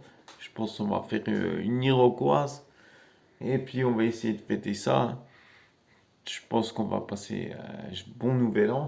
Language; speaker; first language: French; native; French